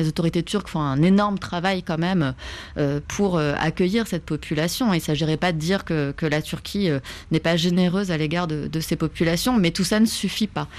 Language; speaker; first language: French; native; French